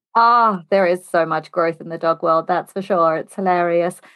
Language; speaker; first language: English; native; English